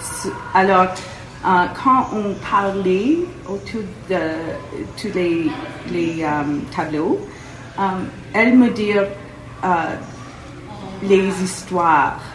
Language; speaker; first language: French; non-native, local second language; English